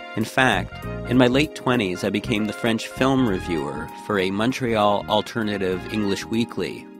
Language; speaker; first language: English; native; English